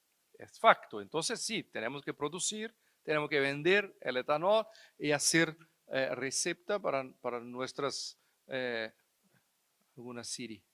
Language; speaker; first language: Spanish; non-native, fluent; Portuguese